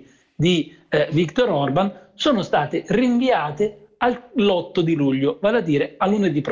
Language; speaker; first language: Italian; native; Italian